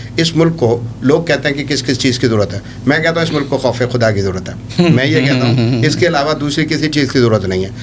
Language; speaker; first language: Urdu; native; Urdu